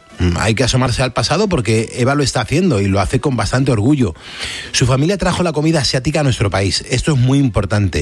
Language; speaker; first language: Spanish; native; Spanish